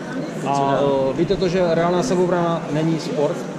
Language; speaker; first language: Czech; native; Czech